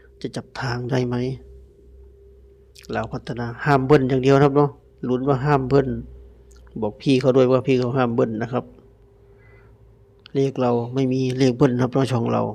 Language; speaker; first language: Thai; native; Thai